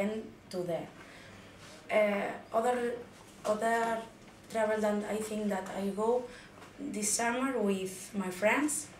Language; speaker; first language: English; non-native, learner; Spanish